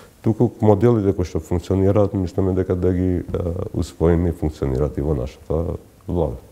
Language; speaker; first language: Macedonian; non-native, local second language; Albanian